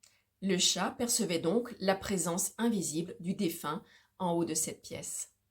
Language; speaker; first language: French; native; French